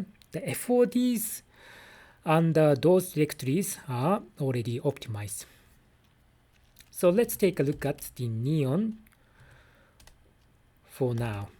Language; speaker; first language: English; non-native, fluent; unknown